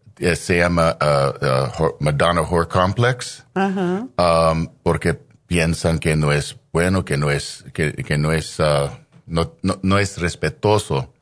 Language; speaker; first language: Spanish; early bilingual, heritage; Spanish